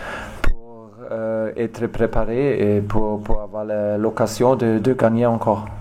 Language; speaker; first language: French; non-native, learner; German